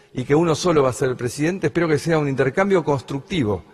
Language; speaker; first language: Spanish; native; Spanish